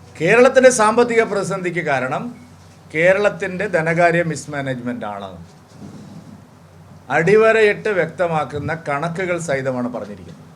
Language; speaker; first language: Malayalam; native; Malayalam